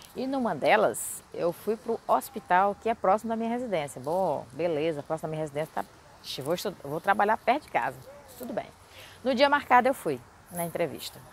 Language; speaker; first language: Portuguese; native; Portuguese